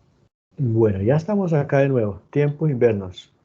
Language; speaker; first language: Spanish; native; Spanish